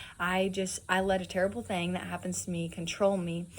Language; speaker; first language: English; native; English